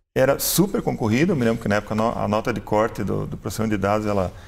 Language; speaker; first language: Portuguese; native; Portuguese